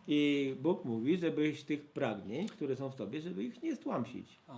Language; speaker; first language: Polish; native; Polish